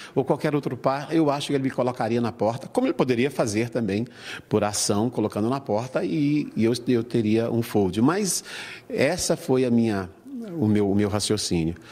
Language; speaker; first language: Portuguese; native; Portuguese